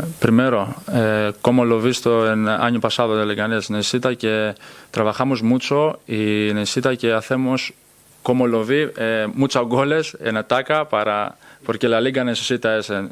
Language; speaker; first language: Spanish; non-native, learner; Greek